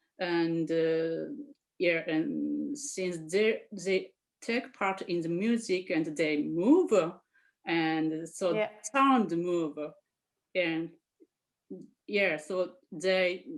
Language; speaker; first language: English; non-native, fluent; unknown